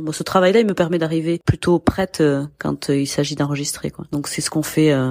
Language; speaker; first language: French; native; French